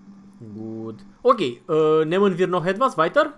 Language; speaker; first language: German; non-native, fluent; Romanian